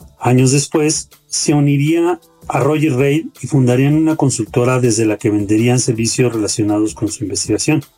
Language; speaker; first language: Spanish; native; Spanish